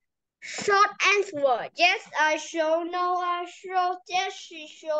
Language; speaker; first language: English; non-native, learner; Vietnamese